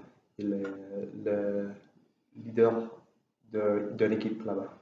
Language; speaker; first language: French; non-native, learner; Dutch